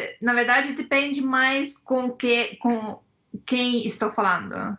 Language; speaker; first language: Portuguese; non-native, fluent; Estonian